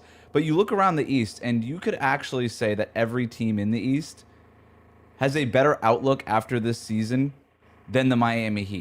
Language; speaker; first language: English; native; English